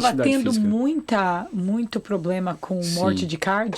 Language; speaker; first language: Portuguese; native; Portuguese